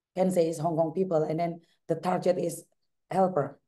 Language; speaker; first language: English; non-native, learner; Javanese